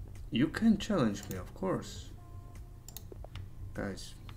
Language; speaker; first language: English; non-native, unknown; Ukrainian